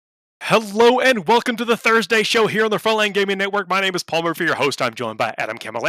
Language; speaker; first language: English; native; English